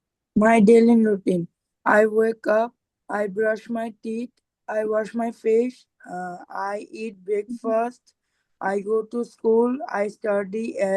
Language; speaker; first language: English; non-native, learner; Bangla